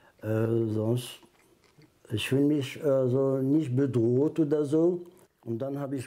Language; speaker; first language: German; non-native, learner; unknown